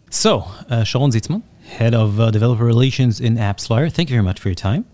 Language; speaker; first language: English; non-native, fluent; Hebrew